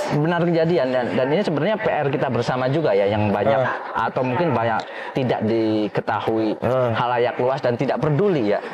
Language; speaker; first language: Indonesian; native; Indonesian